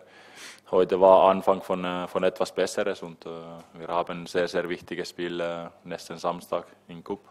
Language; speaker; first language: German; non-native, fluent; Finnish